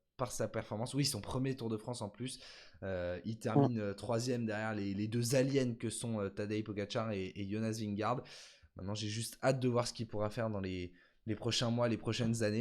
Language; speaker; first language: French; native; French